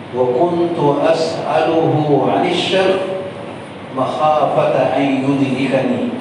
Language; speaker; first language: Urdu; native; Urdu